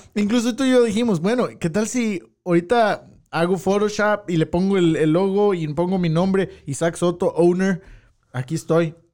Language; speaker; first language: Spanish; early bilingual, heritage; Spanish